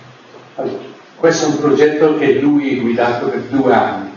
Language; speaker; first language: Italian; non-native, fluent; English